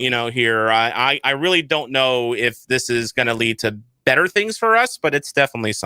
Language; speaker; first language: English; native; English